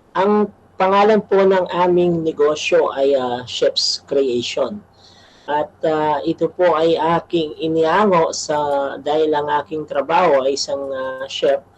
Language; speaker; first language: Filipino; non-native, local second language; Pampanga